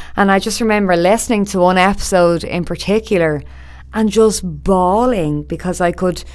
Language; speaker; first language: English; native; English